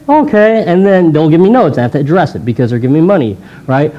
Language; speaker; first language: English; native; English